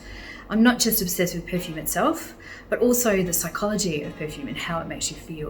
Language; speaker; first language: English; native; English